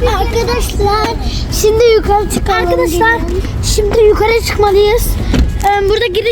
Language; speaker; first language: Turkish; early bilingual, heritage; Turkish